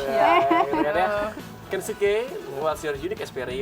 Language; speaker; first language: Indonesian; native; Indonesian